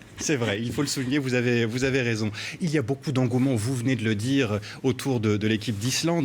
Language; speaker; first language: French; native; French